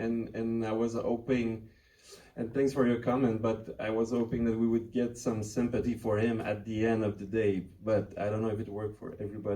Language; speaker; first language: English; non-native, fluent; French